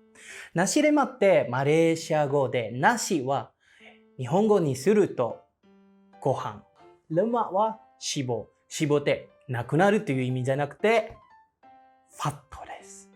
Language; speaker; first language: Japanese; non-native, fluent; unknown